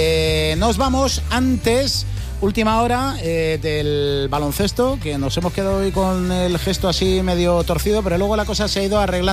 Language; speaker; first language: Spanish; native; Spanish